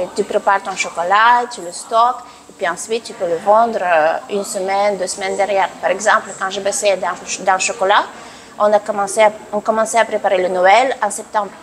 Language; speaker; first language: French; non-native, fluent; Russian